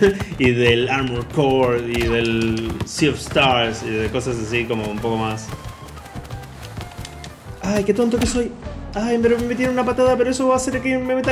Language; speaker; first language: Spanish; native; Spanish